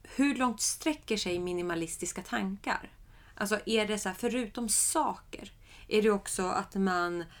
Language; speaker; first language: Swedish; early bilingual, other home language; Persian